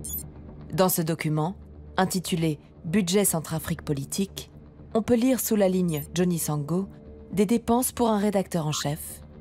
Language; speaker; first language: French; native; French